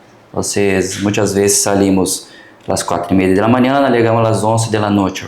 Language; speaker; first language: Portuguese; early bilingual, heritage; Portuguese